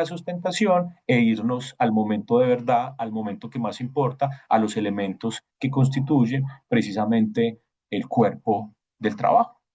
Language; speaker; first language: Spanish; native; Spanish